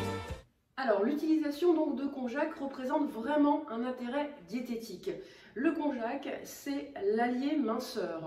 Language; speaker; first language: French; native; French